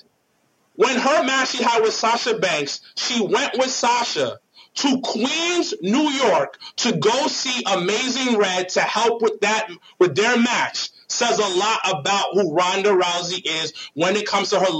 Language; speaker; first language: English; native; English